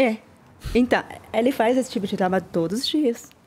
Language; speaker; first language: Portuguese; non-native, learner; Chinese